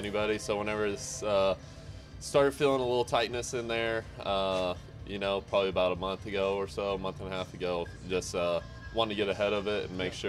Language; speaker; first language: English; native; English